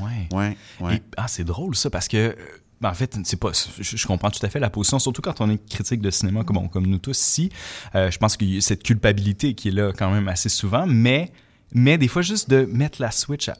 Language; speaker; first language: French; native; French